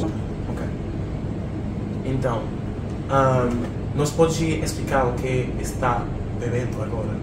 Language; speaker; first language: Portuguese; non-native, learner; English